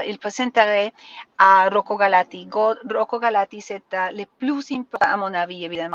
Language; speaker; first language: French; non-native, learner; Spanish